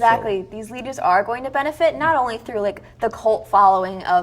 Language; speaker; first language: English; native; English